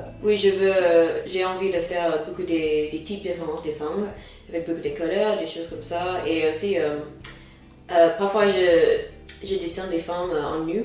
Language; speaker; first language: French; non-native, fluent; English